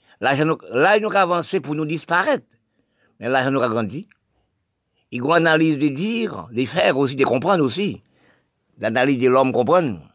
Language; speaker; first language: French; non-native, local second language; Haitian Creole